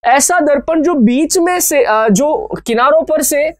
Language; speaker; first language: Hindi; native; Hindi